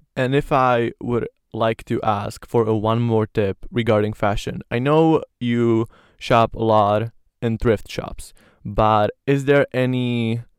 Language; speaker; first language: English; non-native, fluent; Slovak